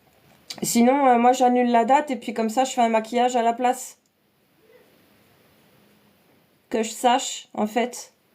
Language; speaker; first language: French; native; French